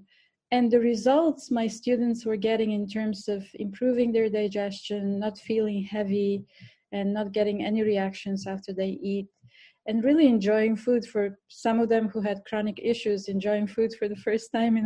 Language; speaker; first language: English; non-native, fluent; Bulgarian